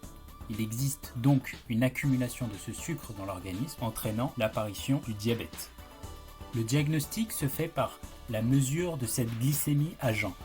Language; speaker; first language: French; native; French